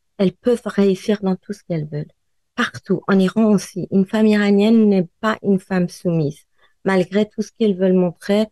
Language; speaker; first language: French; non-native, fluent; Persian